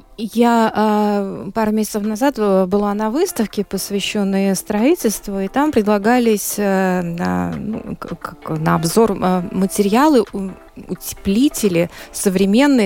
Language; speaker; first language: Russian; native; Russian